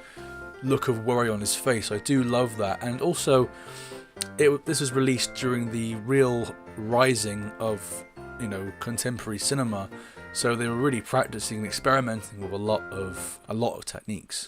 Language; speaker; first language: English; native; English